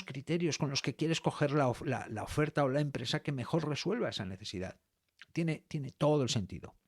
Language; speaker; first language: Spanish; native; Spanish